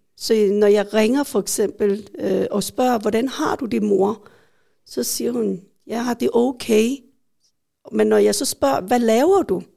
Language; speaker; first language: Danish; early bilingual, other home language; Vietnamese